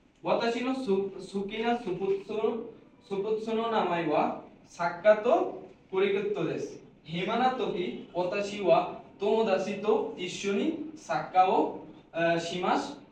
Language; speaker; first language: Japanese; non-native, learner; Bangla